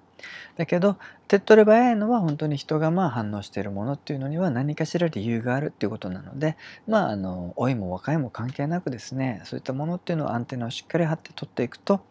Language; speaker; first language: Japanese; native; Japanese